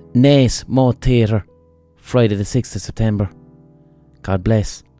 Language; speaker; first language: English; native; English